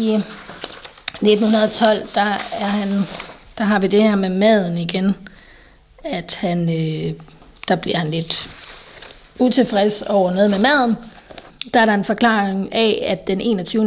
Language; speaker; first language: Danish; native; Danish